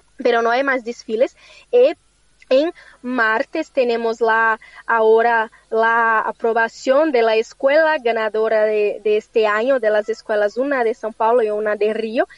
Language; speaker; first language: Spanish; non-native, fluent; Portuguese